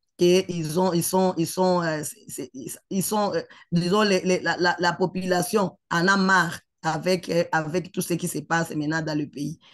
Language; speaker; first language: French; non-native, local second language; Swahili